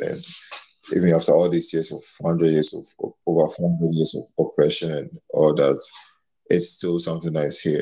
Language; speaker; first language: English; non-native, local second language; Akan